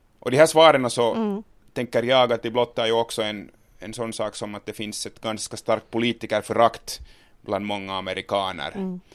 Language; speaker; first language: Swedish; native; Swedish